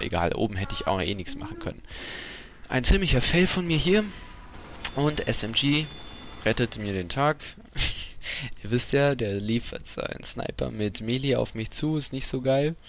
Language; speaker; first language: German; native; German